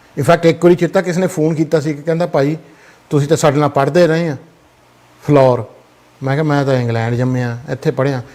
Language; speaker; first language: Punjabi; early bilingual, heritage; Punjabi